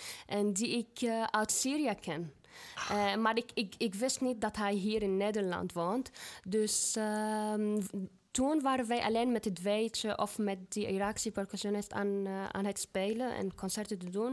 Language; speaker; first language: Dutch; non-native, fluent; Arabic